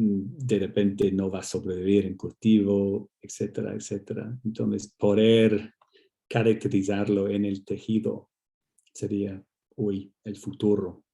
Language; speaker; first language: Spanish; non-native, fluent; English